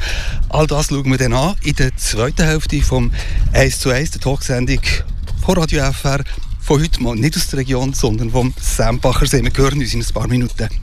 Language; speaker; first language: German; native; German